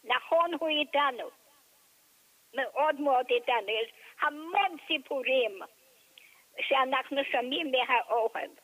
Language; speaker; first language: Hebrew; non-native, fluent; English